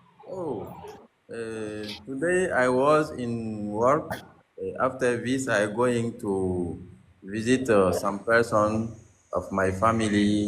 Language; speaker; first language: English; non-native, learner; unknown